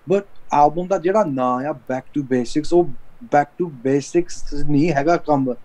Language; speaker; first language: Punjabi; early bilingual, heritage; Punjabi